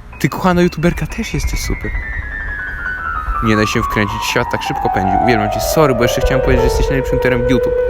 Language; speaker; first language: Polish; native; Polish